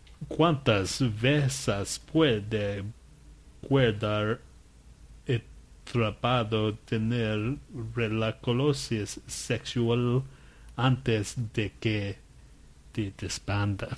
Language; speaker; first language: Spanish; non-native, learner; English